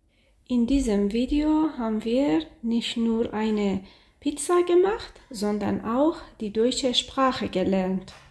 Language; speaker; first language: German; non-native, fluent; Persian